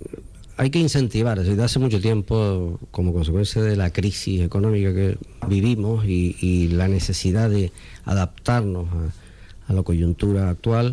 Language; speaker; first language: Spanish; native; Spanish